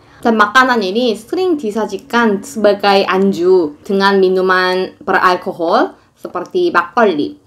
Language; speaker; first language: Indonesian; non-native, fluent; Korean